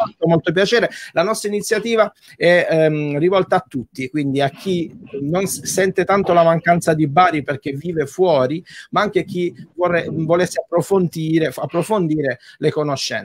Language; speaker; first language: Italian; native; Italian